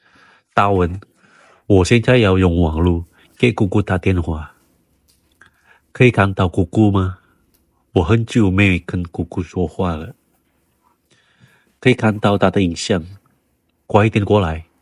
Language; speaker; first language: Chinese; non-native, learner; Indonesian